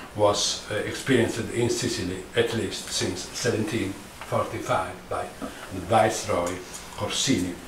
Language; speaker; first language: English; non-native, fluent; Italian